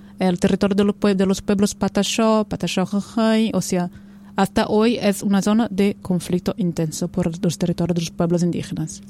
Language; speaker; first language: Spanish; non-native, fluent; Portuguese